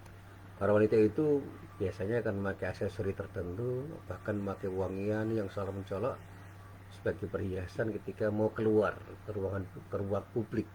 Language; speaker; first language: Indonesian; native; Indonesian